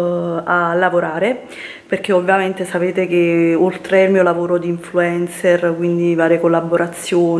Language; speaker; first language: Italian; native; Italian